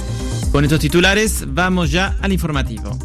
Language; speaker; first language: Spanish; native; Spanish